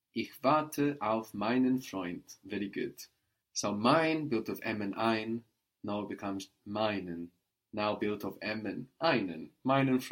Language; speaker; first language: German; non-native, fluent; English